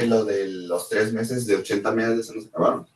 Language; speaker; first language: Spanish; native; Spanish